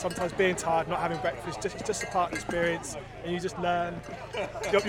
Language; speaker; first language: English; native; English